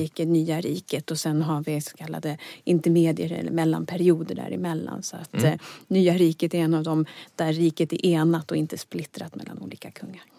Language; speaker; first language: Swedish; native; Swedish